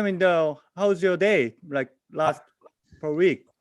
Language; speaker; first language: English; non-native, learner; Korean